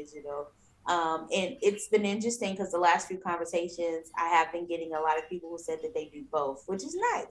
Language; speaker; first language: English; native; English